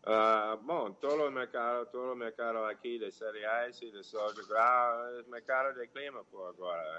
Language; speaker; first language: Portuguese; non-native, fluent; English